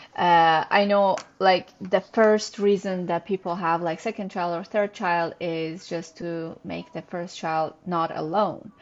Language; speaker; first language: English; non-native, fluent; Persian